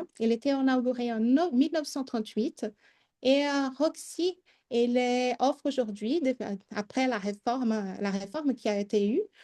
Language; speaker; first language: French; non-native, fluent; Portuguese